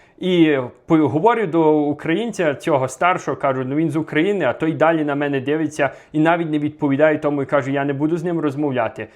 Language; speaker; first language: Ukrainian; native; Ukrainian